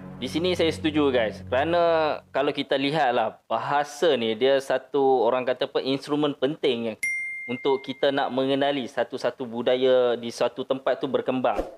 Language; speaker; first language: Malay; native; Malay